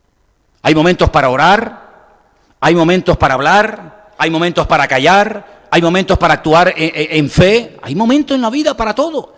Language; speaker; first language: Spanish; native; Spanish